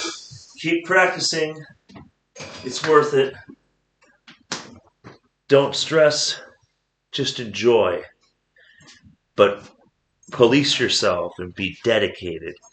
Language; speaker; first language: English; native; English